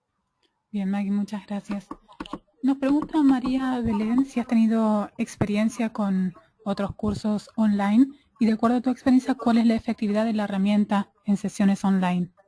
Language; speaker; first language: Spanish; native; Spanish